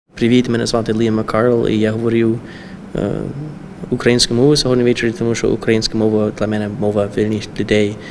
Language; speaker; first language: Ukrainian; non-native, learner; English